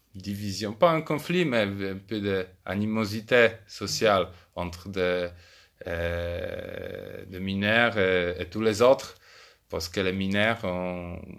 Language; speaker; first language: French; non-native, fluent; Polish